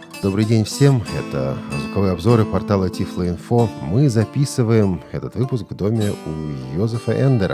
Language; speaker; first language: Russian; native; Russian